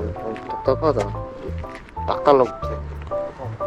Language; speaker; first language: Korean; native; Korean